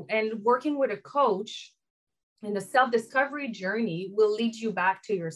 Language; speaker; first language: English; non-native, fluent; French